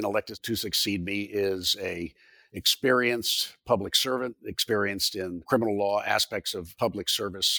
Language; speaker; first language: English; native; English